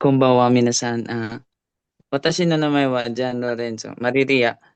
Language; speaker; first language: Japanese; non-native, learner; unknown